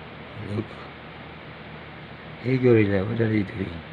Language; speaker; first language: English; non-native, learner; Filipino